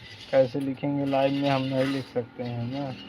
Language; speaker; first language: Hindi; native; Hindi